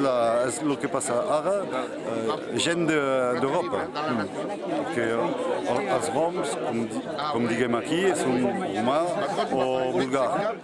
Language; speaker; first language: Catalan; non-native, local second language; French